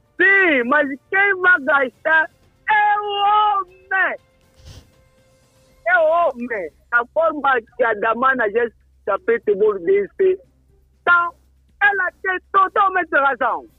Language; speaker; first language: Portuguese; non-native, local second language; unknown